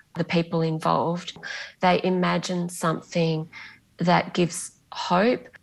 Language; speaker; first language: English; non-native, local second language; Greek